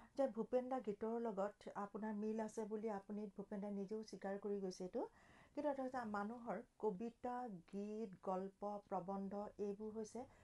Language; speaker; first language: Assamese; native; Assamese